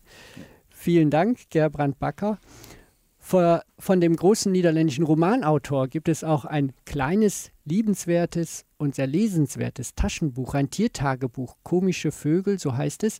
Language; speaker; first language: German; native; German